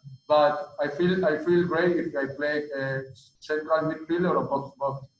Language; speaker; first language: English; non-native, learner; Spanish